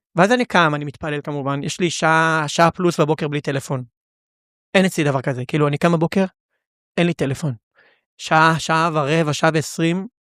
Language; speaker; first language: Hebrew; early bilingual, other home language; Russian